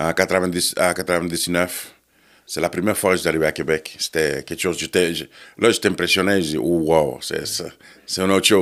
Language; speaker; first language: French; non-native, fluent; Spanish